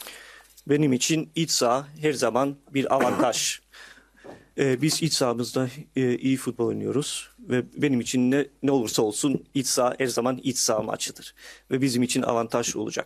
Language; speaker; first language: Turkish; early bilingual, heritage; Turkish